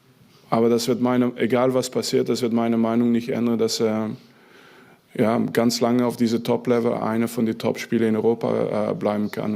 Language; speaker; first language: German; non-native, fluent; French